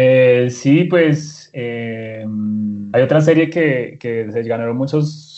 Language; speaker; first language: Spanish; native; Spanish